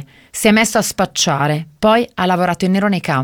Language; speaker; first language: Italian; native; Italian